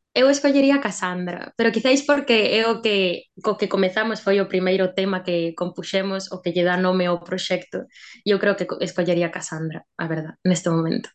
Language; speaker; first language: Galician; non-native, local second language; Spanish